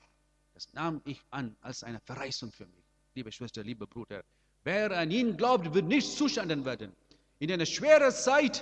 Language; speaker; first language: German; non-native, learner; Amharic